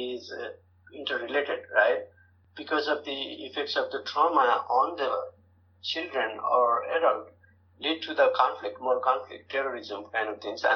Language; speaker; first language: English; non-native, fluent; Nepali